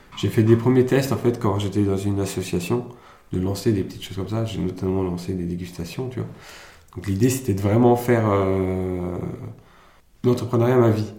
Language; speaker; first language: French; early bilingual, other home language; Italian